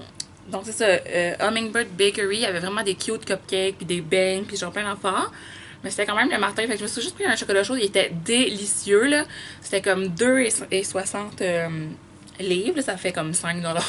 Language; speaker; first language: French; native; French